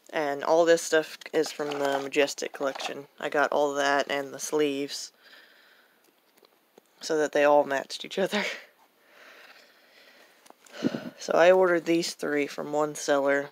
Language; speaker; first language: English; native; English